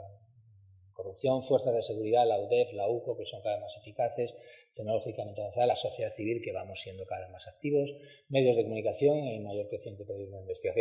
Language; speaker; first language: Spanish; native; Spanish